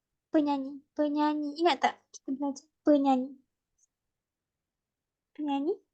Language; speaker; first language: Malay; native; Malay